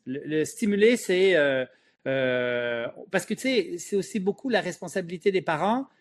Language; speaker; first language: French; native; French